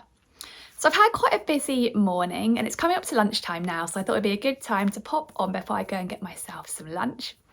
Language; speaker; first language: English; native; English